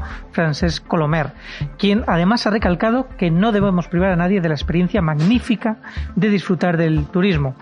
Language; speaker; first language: Spanish; native; Spanish